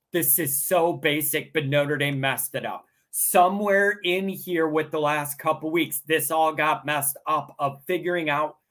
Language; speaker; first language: English; native; English